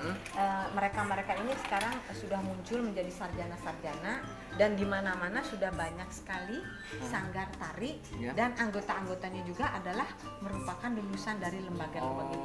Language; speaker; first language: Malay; non-native, local second language; Sundanese